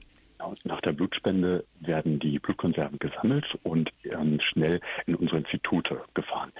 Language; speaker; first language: German; native; German